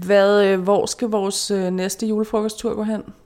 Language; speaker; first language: Danish; native; Danish